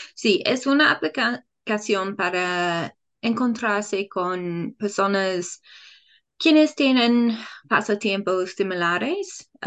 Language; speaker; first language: Spanish; non-native, fluent; English